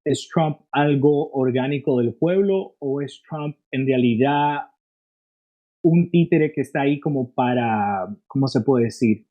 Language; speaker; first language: Spanish; early bilingual, heritage; Spanish